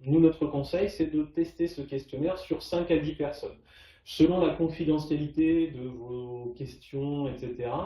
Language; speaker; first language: French; native; French